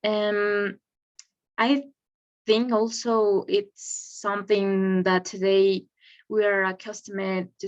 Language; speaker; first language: English; non-native, learner; Spanish